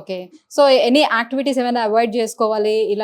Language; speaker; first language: Telugu; native; Telugu